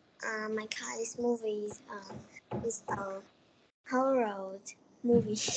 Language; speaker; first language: English; non-native, learner; Vietnamese